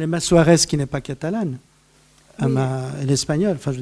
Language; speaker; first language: French; native; French